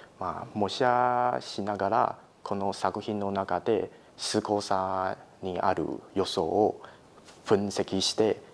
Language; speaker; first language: Japanese; non-native, fluent; Chinese